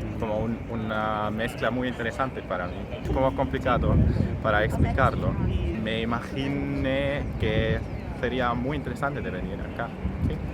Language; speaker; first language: Spanish; non-native, learner; Swiss German